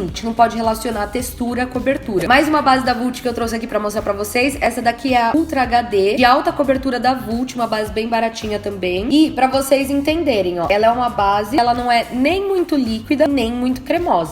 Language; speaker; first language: Portuguese; native; Portuguese